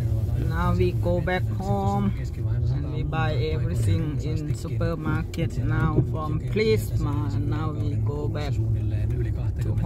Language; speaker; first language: English; non-native, learner; Thai